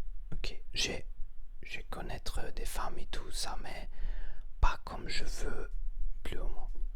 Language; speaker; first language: French; non-native, learner; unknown